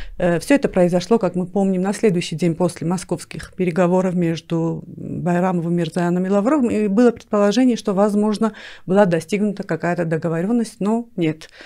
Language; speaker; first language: Russian; non-native, local second language; Armenian